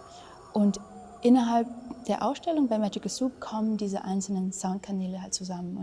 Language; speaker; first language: German; early bilingual, other home language; Vietnamese